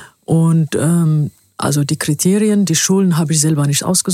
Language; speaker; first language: German; non-native, fluent; Amharic